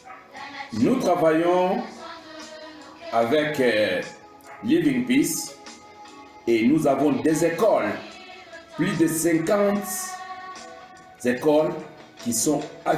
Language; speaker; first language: French; non-native, local second language; Swahili